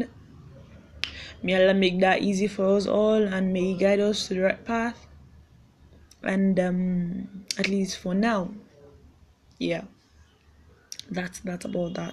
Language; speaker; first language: English; non-native, local second language; Yoruba